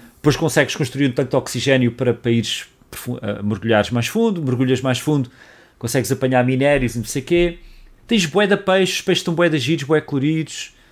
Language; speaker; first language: Portuguese; native; Portuguese